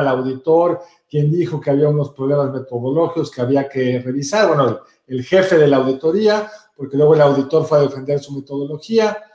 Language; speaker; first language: Spanish; native; Spanish